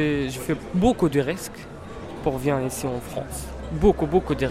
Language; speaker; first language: French; non-native, learner; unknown